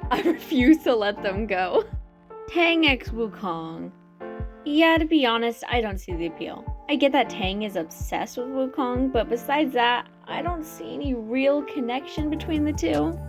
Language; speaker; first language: English; native; English